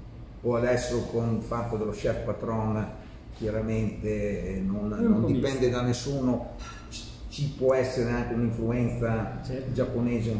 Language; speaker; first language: Italian; native; Italian